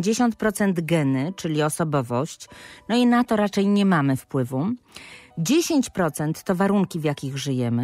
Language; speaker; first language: Polish; native; Polish